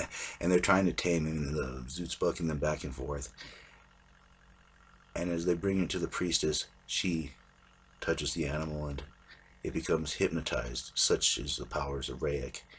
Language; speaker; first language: English; native; English